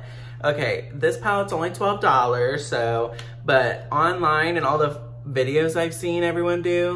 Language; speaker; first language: English; native; English